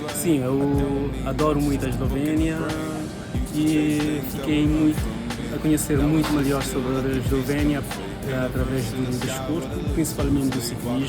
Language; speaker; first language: Portuguese; non-native, local second language; Kabuverdianu